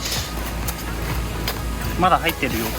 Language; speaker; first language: Japanese; early bilingual, heritage; Japanese